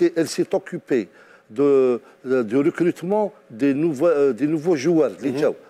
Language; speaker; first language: French; non-native, local second language; Arabic